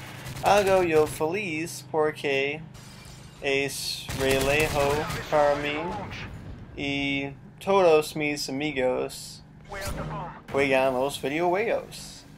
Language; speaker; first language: Spanish; non-native, learner; English